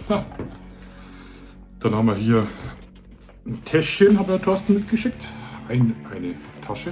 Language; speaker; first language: German; native; German